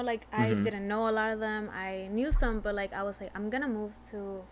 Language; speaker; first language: English; non-native, fluent; Spanish